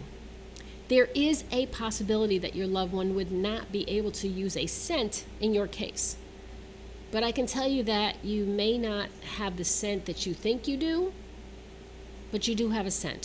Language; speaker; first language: English; native; English